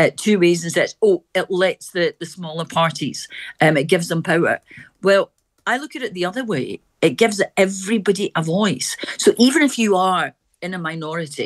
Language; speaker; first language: English; native; English